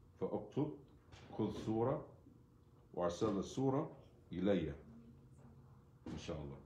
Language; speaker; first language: Arabic; non-native, fluent; English